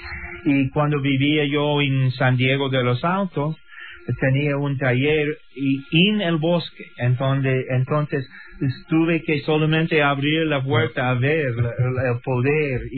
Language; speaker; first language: Spanish; non-native, learner; English